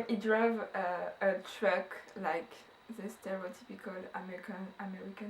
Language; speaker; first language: English; non-native, learner; French